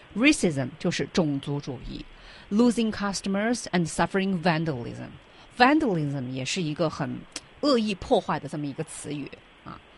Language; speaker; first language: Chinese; native; Chinese